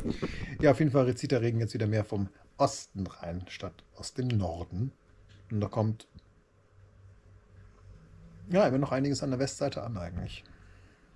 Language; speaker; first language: German; native; German